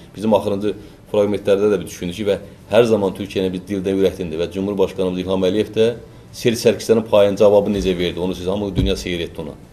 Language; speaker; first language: Azerbaijani; native; Azerbaijani